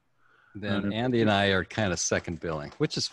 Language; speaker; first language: English; native; English